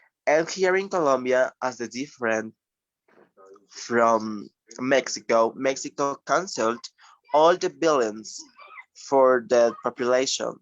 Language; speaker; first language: English; non-native, fluent; Spanish